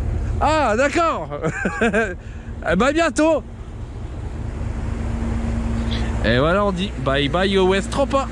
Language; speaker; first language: French; native; French